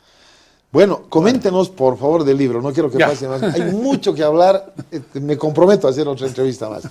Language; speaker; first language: Spanish; native; Spanish